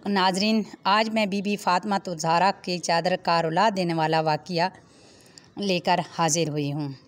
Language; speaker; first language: Hindi; native; Hindi